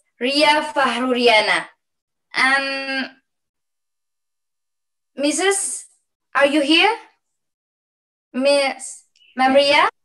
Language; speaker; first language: English; non-native, learner; Indonesian